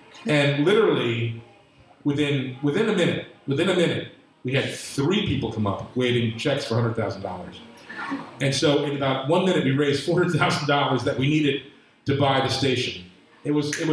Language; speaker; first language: English; native; English